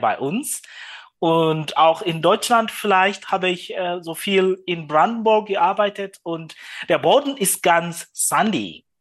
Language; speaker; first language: German; non-native, learner; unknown